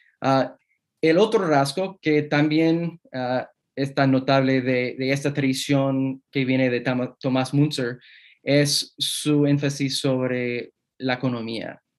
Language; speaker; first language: Spanish; non-native, fluent; English